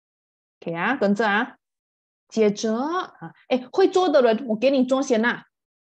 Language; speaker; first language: Chinese; native; Chinese